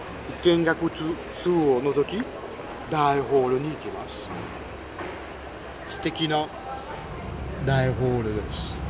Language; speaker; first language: Japanese; non-native, fluent; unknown